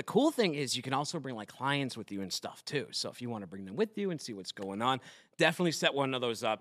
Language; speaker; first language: English; native; English